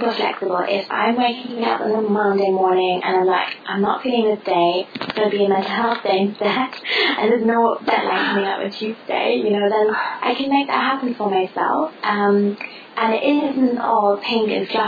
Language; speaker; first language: English; non-native, fluent; German